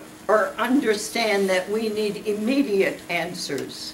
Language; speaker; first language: English; early bilingual, other home language; Ukrainian